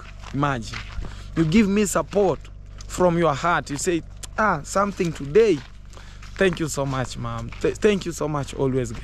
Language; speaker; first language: English; non-native, learner; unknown